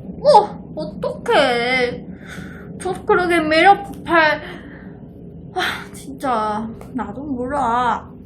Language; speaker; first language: Korean; non-native, learner; Chinese